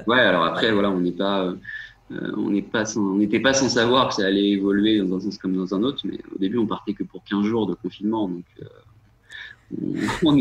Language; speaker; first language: French; native; French